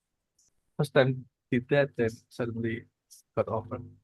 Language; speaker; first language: English; non-native, learner; Indonesian